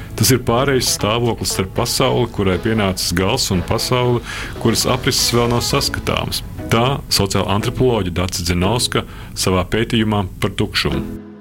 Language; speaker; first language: Latvian; native; Latvian